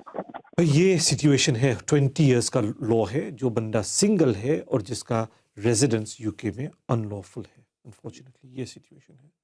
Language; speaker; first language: Hindi; early bilingual, heritage; Hindi